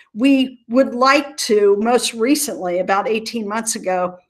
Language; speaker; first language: English; native; English